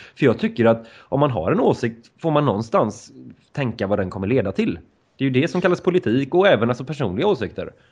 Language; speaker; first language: Swedish; native; Swedish